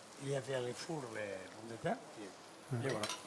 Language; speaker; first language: French; non-native, fluent; Catalan